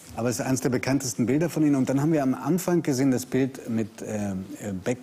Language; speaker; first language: German; native; German